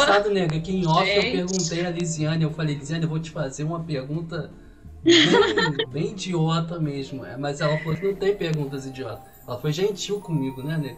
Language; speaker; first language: Portuguese; native; Portuguese